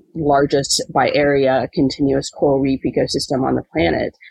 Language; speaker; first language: English; native; English